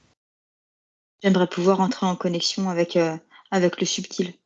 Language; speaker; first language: French; native; French